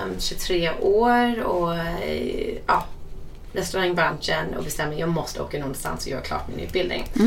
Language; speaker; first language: Swedish; non-native, fluent; English